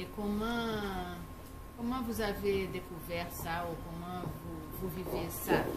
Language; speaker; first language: French; non-native, learner; Portuguese